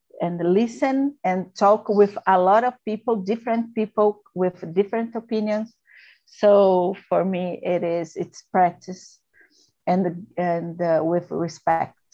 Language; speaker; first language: English; non-native, learner; Portuguese